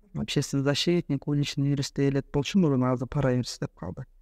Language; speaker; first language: Russian; non-native, local second language; Kyrgyz